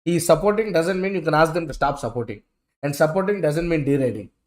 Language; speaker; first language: English; non-native, local second language; Hindi